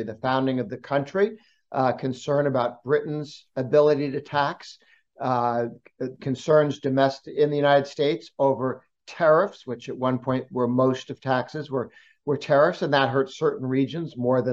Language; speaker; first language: English; native; English